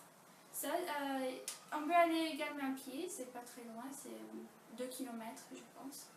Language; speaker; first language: French; non-native, fluent; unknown